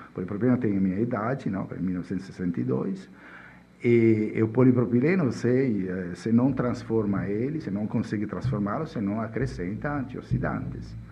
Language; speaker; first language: Portuguese; non-native, fluent; Italian